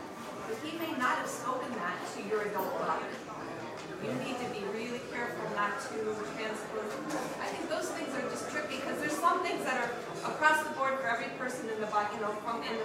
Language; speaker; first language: English; native; English